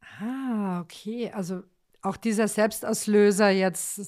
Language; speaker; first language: German; native; German